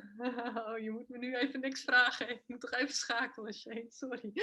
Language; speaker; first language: Dutch; native; Dutch